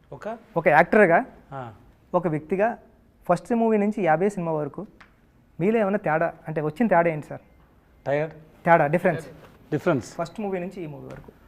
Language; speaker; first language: Telugu; native; Telugu